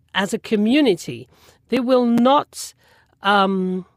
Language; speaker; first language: English; non-native, fluent; French